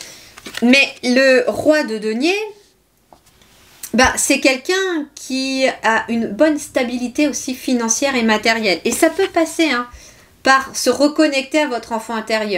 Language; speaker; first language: French; native; French